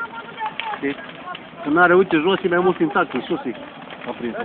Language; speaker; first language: Romanian; native; Romanian